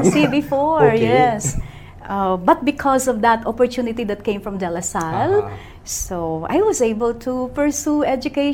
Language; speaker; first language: English; non-native, local second language; Pampanga